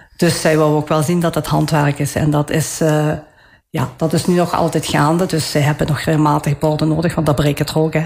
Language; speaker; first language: Dutch; early bilingual, other home language; Italian